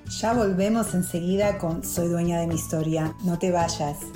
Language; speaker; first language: Spanish; native; Spanish